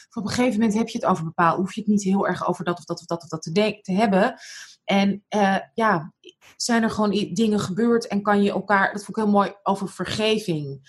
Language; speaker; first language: Dutch; early bilingual, other home language; Arabic